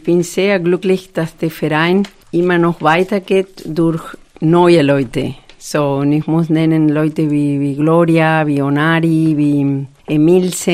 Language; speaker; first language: German; non-native, fluent; Spanish